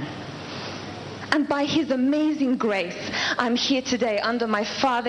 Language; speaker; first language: English; native; English